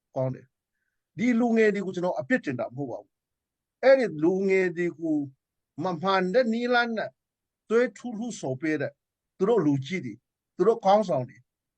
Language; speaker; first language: Burmese; non-native, local second language; Hakha Chin